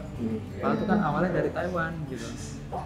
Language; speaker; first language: Indonesian; native; Indonesian